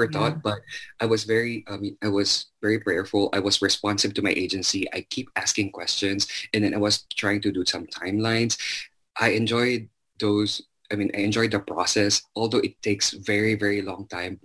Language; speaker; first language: English; non-native, local second language; Chavacano